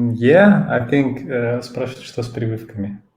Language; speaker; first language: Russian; native; Russian